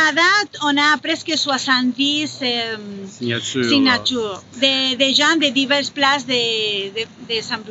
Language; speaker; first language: French; non-native, fluent; Spanish